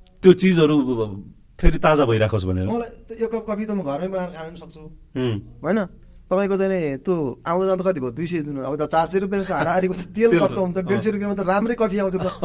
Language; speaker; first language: Nepali; native; Nepali